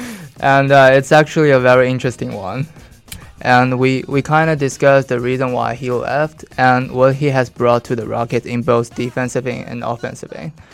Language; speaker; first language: English; non-native, fluent; Chinese